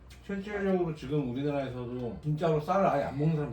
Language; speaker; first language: Korean; native; Korean